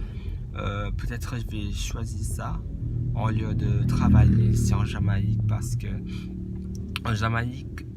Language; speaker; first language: French; non-native, fluent; English